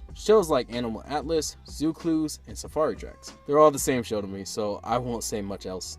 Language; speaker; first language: English; native; English